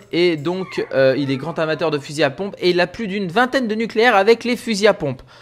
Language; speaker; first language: French; native; French